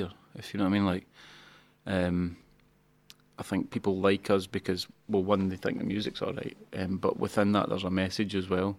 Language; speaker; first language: English; native; English